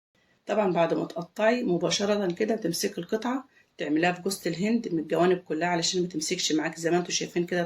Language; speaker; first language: Arabic; native; Arabic